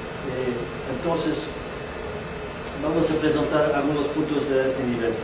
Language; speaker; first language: Spanish; non-native, fluent; English